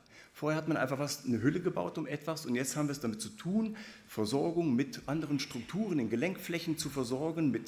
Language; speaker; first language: German; native; German